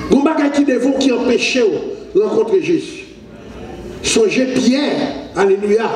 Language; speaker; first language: French; non-native, local second language; Haitian Creole